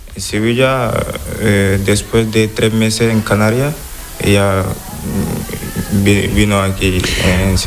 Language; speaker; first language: Spanish; non-native, fluent; Wolof